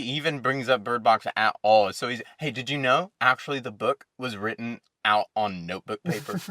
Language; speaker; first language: English; native; English